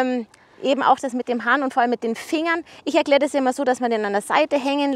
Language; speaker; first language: German; native; German